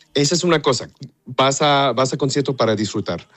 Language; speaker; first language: Spanish; early bilingual, other home language; English